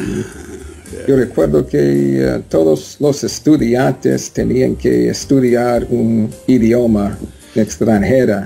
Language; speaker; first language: Spanish; non-native, learner; English